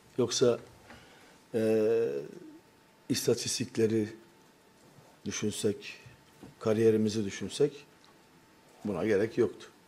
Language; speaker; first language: Turkish; native; Turkish